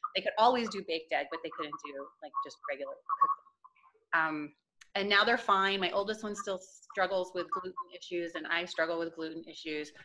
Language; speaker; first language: English; native; English